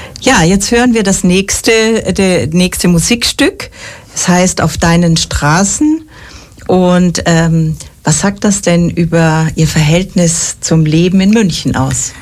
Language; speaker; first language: German; native; German